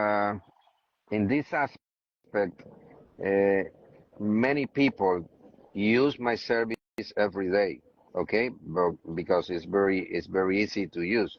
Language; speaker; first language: English; non-native, learner; Spanish